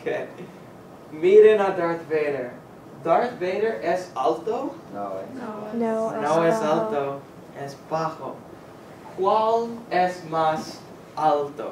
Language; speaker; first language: Spanish; non-native, fluent; English